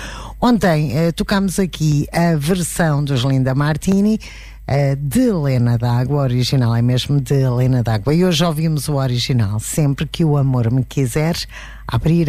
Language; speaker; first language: Portuguese; native; Portuguese